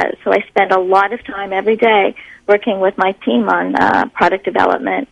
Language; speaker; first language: English; native; English